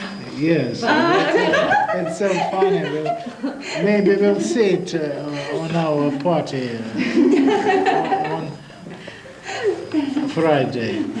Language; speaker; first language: English; non-native, fluent; Russian